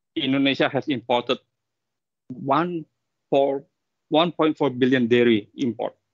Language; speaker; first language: English; non-native, fluent; Indonesian